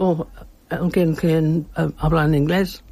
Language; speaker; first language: Spanish; non-native, learner; English